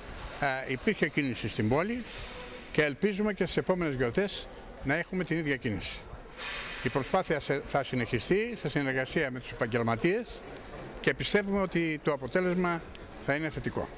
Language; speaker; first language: Greek; native; Greek